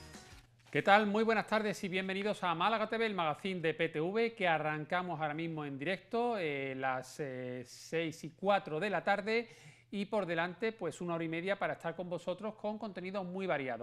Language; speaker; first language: Spanish; native; Spanish